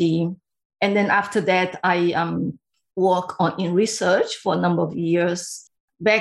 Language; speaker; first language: English; non-native, fluent; Portuguese